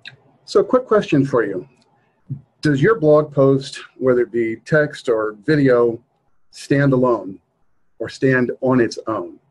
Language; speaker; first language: English; native; English